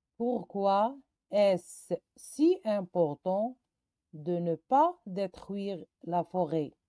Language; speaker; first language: French; non-native, local second language; Arabic